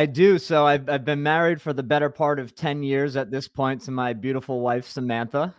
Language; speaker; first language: English; native; English